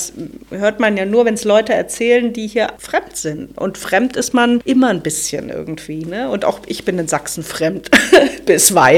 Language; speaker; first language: German; native; German